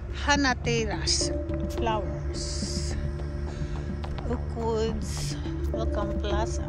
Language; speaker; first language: English; non-native, local second language; Filipino